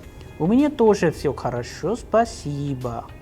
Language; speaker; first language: Russian; non-native, fluent; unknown